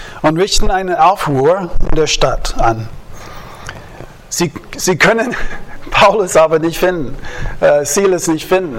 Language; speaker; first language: German; non-native, fluent; English